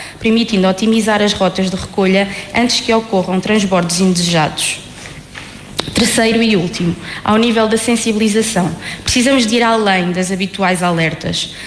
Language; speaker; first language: Portuguese; native; Portuguese